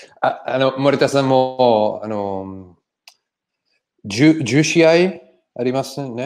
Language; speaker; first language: Japanese; non-native, learner; Portuguese